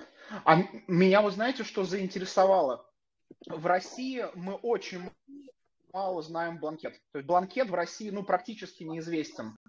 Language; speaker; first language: Russian; native; Russian